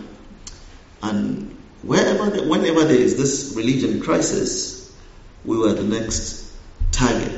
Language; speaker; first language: English; non-native, local second language; Hausa